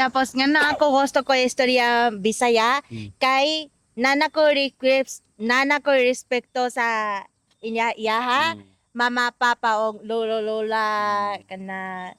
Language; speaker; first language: Cebuano; non-native, learner; Japanese